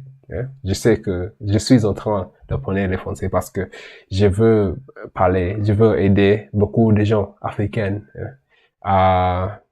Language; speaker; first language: French; non-native, learner; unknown